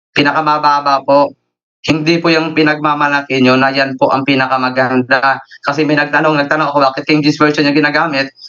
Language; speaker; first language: Filipino; native; Filipino